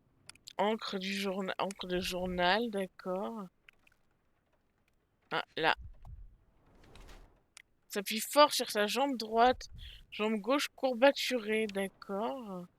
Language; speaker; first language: French; native; French